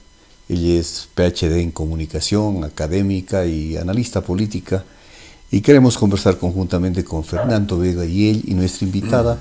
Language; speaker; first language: Spanish; native; Spanish